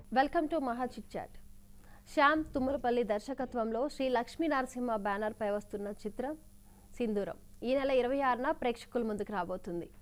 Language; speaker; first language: Telugu; native; Telugu